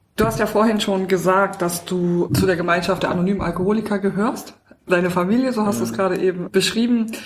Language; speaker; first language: German; native; German